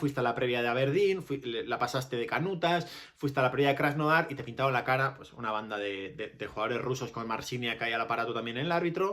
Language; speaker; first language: Spanish; native; Spanish